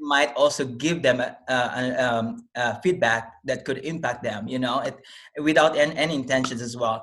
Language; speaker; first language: English; non-native, local second language; Filipino